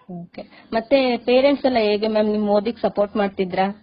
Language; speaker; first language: Kannada; native; Kannada